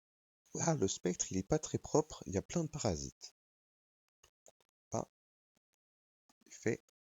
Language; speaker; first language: French; native; French